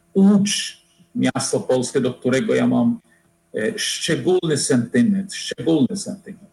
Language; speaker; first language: Polish; non-native, fluent; Portuguese